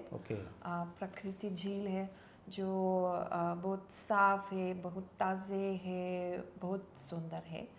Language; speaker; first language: Hindi; non-native, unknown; Lithuanian